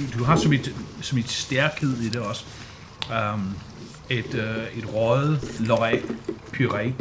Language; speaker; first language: Danish; non-native, fluent; English